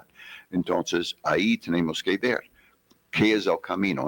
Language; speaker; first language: Spanish; non-native, fluent; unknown